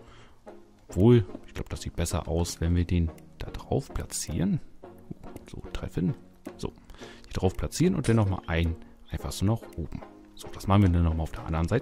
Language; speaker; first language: German; native; German